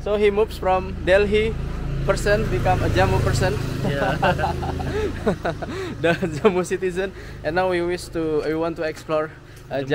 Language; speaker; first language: English; non-native, learner; Indonesian